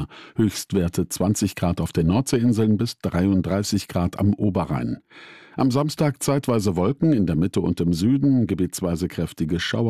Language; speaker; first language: German; native; German